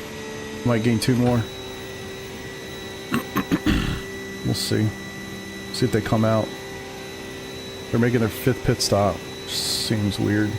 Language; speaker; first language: English; native; English